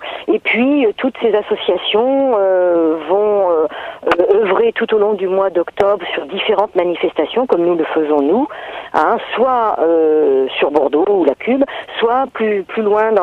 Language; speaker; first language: French; native; French